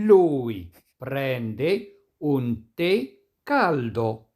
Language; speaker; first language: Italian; non-native, fluent; Arabic